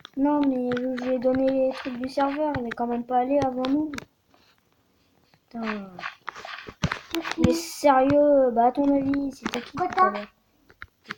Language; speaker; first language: French; native; French